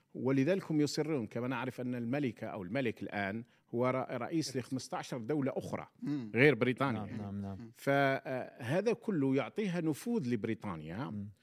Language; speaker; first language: Arabic; native; Arabic